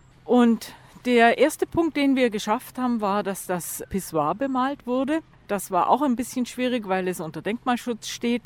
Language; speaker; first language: German; native; German